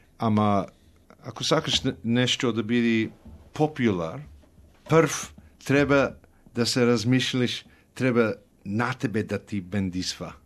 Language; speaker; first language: Macedonian; early bilingual, heritage; Macedonian